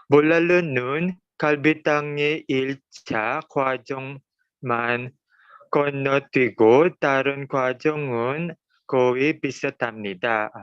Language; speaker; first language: Korean; non-native, learner; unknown